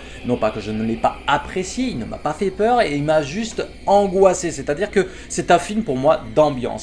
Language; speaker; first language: French; native; French